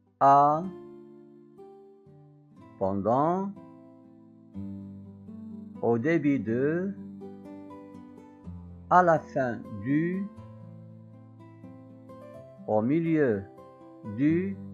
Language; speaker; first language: French; non-native, local second language; Arabic